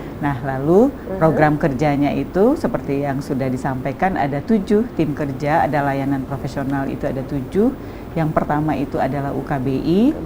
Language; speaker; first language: Indonesian; native; Indonesian